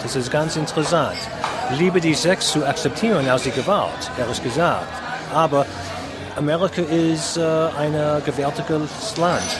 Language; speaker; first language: German; non-native, fluent; English